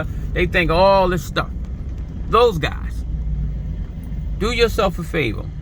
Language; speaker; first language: English; native; English